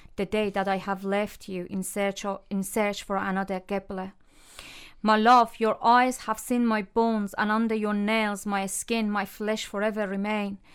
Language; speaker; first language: English; non-native, fluent; Persian